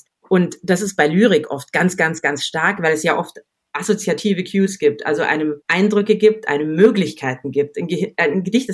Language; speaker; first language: German; native; German